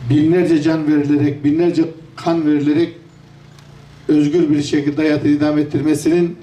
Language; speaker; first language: Turkish; native; Turkish